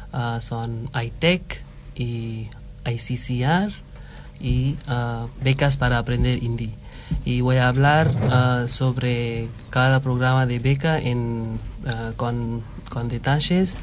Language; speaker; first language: Spanish; non-native, fluent; Hindi